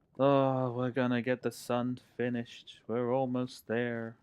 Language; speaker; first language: English; native; English